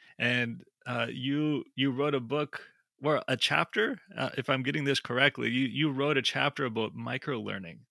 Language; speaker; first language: English; native; English